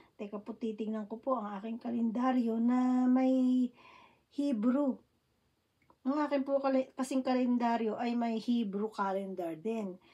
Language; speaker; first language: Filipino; native; Filipino